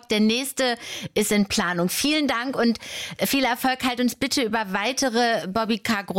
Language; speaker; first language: German; native; German